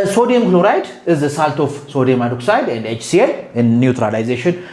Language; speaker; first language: English; non-native, local second language; Amharic